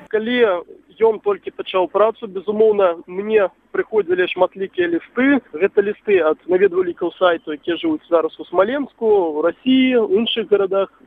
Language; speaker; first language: Belarusian; native; Belarusian